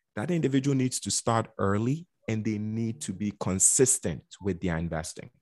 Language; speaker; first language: English; non-native, local second language; Akan